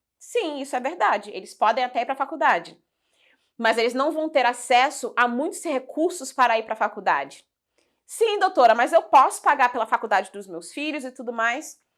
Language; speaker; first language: Portuguese; early bilingual, heritage; Portuguese